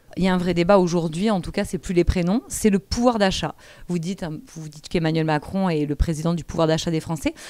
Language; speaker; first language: French; native; French